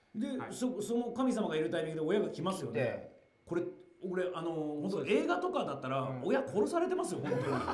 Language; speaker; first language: Japanese; native; Japanese